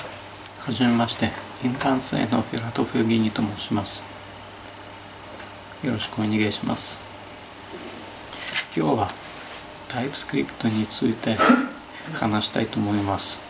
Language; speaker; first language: Japanese; non-native, fluent; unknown